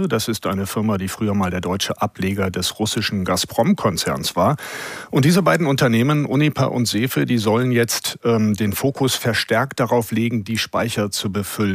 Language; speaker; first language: German; native; German